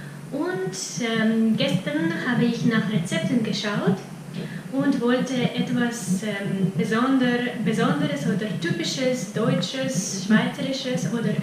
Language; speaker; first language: German; non-native, fluent; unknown